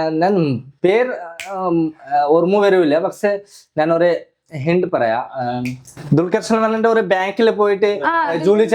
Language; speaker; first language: Malayalam; non-native, local second language; Bangla